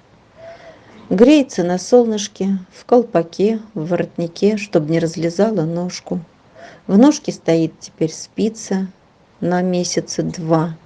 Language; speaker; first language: Russian; native; Russian